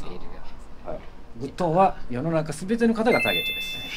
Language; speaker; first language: Japanese; native; Japanese